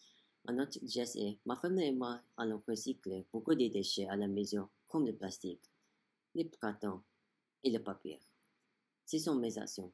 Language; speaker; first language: French; non-native, learner; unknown